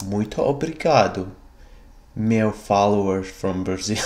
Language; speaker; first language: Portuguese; non-native, learner; English